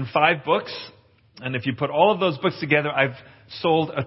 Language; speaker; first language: English; native; English